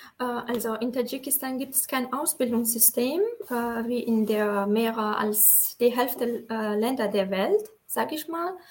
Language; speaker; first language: German; non-native, fluent; Tajik